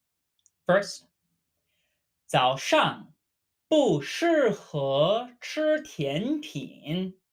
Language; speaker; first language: Chinese; non-native, fluent; English